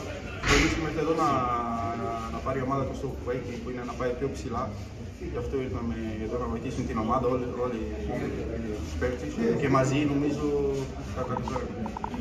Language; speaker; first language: Greek; non-native, learner; Portuguese